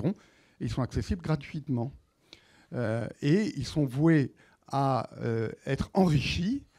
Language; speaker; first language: French; native; French